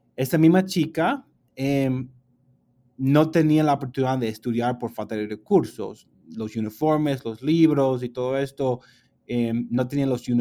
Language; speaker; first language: Spanish; non-native, fluent; English